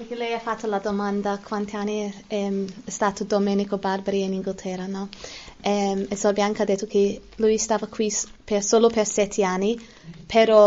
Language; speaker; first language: Italian; non-native, learner; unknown